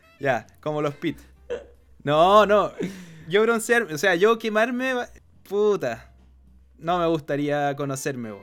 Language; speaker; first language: Spanish; native; Spanish